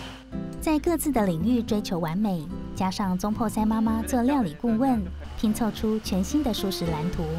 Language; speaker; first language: Chinese; native; Chinese